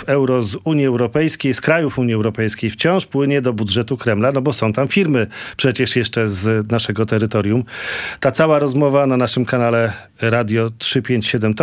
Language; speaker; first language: Polish; native; Polish